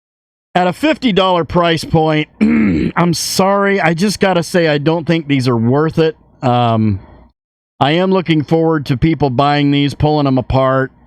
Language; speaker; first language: English; native; English